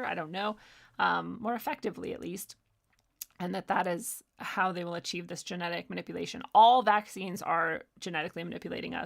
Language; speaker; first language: English; native; English